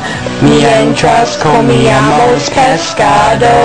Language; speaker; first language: Spanish; non-native, learner; English